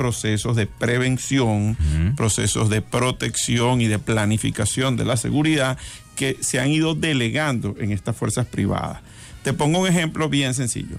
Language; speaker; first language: Spanish; native; Spanish